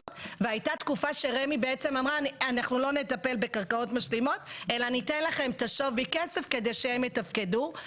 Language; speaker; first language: Hebrew; native; Hebrew